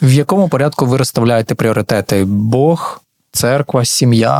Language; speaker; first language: Ukrainian; native; Ukrainian